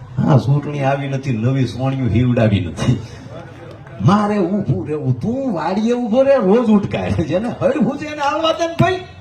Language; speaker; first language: Gujarati; native; Gujarati